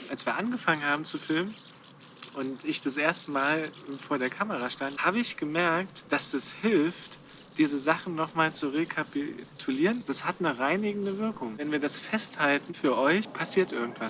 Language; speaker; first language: German; native; German